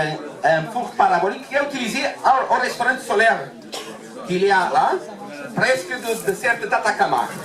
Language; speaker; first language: French; non-native, learner; Portuguese